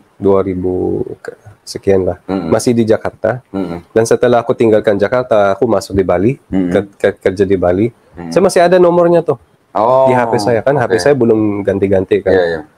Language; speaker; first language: Indonesian; early bilingual, other home language; Filipino